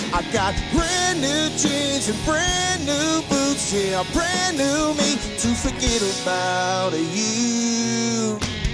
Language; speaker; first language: English; native; English